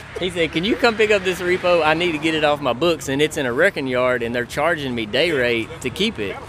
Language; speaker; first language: English; native; English